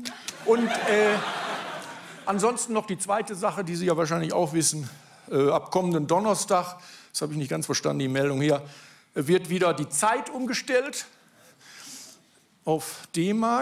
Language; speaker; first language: German; native; German